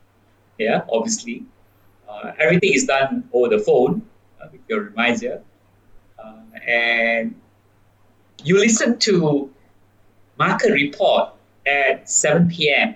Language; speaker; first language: English; non-native, local second language; Tamil